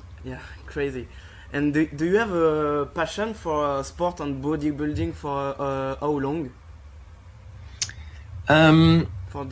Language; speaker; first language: English; non-native, learner; French